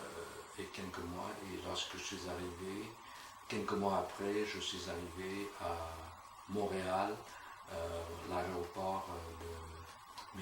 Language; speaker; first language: French; non-native, fluent; Vietnamese